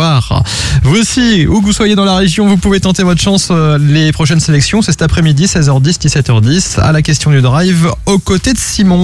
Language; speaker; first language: French; native; French